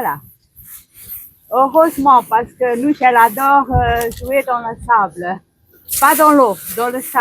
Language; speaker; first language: French; non-native, fluent; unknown